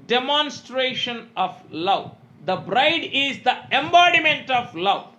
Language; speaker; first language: English; non-native, local second language; Telugu